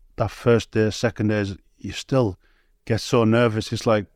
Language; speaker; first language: English; native; English